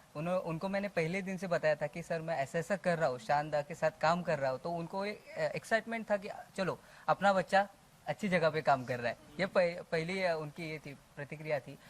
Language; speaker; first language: Hindi; non-native, local second language; Marathi